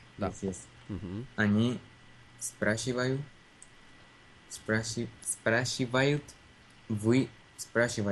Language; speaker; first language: Russian; non-native, learner; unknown